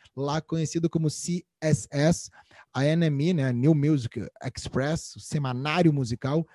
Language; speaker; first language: Portuguese; native; Portuguese